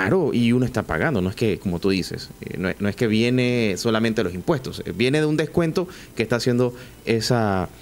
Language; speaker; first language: Spanish; native; Spanish